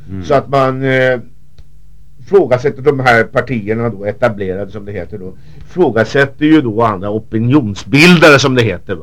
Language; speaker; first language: Swedish; native; Swedish